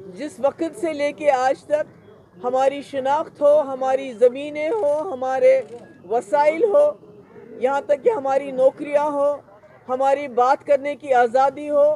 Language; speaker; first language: Urdu; non-native, local second language; Kashmiri